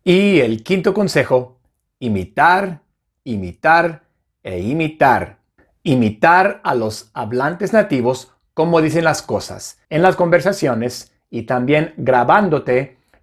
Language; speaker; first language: Spanish; non-native, fluent; English